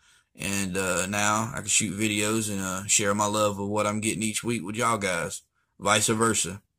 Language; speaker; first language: English; native; English